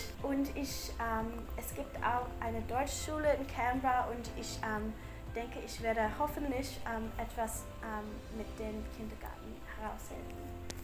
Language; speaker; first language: German; non-native, learner; English